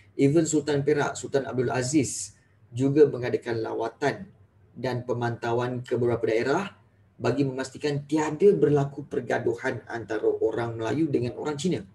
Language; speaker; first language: Malay; native; Malay